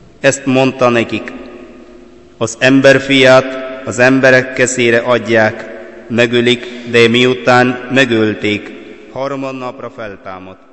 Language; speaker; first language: Hungarian; non-native, fluent; Malayalam